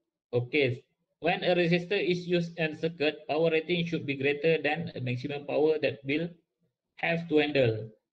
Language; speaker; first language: English; non-native, local second language; Malay